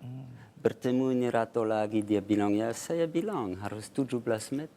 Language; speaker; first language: Indonesian; non-native, fluent; French